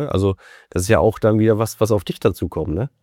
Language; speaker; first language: German; native; German